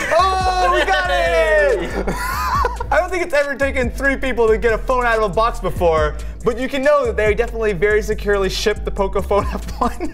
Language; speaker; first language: English; native; English